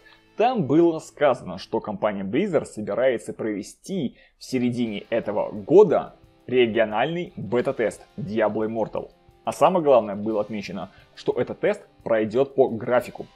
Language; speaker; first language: Russian; native; Russian